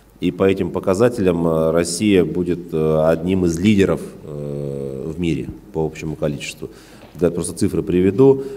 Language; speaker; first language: Russian; native; Russian